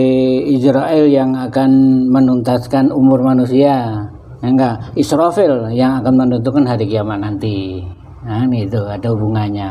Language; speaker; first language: Indonesian; native; Indonesian